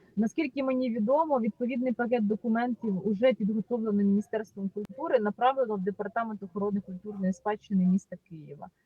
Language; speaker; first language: Ukrainian; native; Ukrainian